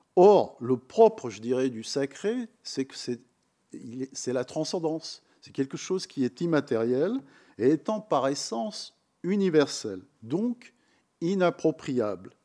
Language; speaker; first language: French; non-native, fluent; Croatian